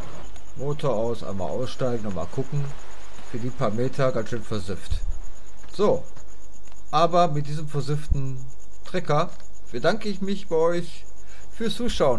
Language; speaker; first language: German; native; German